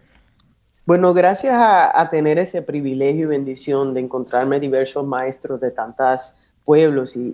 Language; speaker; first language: Spanish; native; Spanish